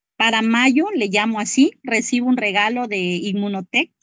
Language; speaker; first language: Spanish; native; Spanish